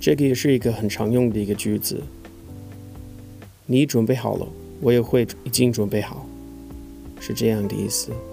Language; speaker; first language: Chinese; non-native, fluent; English